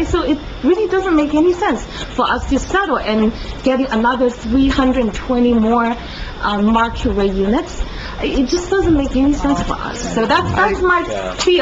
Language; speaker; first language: English; non-native, fluent; Chinese